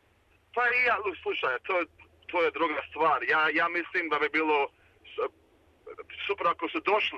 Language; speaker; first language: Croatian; early bilingual, heritage; Croatian